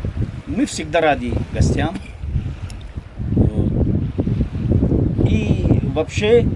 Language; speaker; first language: Russian; non-native, local second language; Tajik